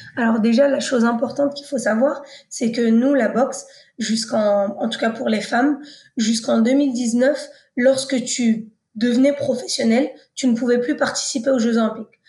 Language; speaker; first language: French; native; French